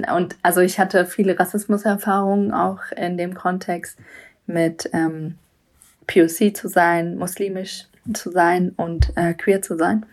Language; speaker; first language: German; early bilingual, other home language; Persian